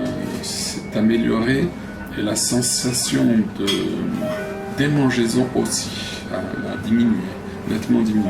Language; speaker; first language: French; non-native, fluent; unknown